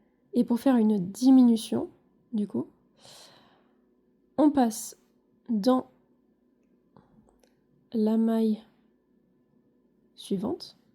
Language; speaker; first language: French; native; French